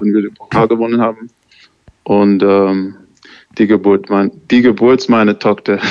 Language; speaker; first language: German; non-native, learner; English